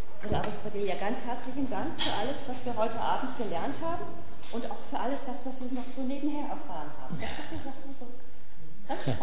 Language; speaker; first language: German; native; German